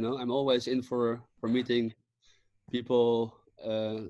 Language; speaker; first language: English; non-native, fluent; Dutch